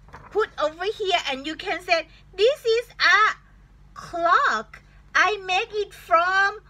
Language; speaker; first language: English; non-native, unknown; Thai